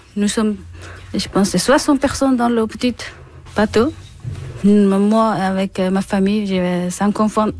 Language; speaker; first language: French; non-native, learner; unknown